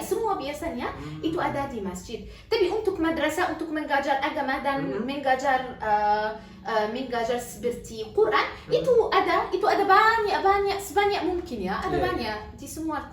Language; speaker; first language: Indonesian; non-native, learner; Arabic